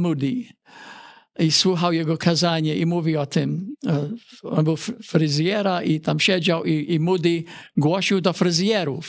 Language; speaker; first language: Polish; early bilingual, heritage; Polish